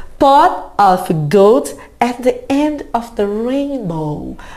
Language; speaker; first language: English; non-native, fluent; Portuguese